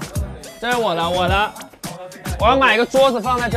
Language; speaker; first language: Chinese; native; Chinese